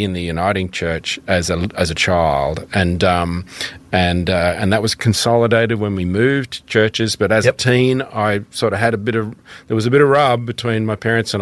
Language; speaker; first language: English; native; English